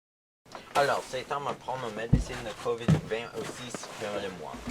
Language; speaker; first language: French; non-native, learner; English